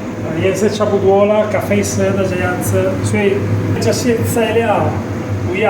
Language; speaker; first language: Chinese; non-native, fluent; Italian